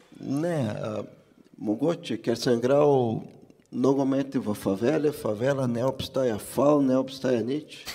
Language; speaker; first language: Slovenian; non-native, fluent; Portuguese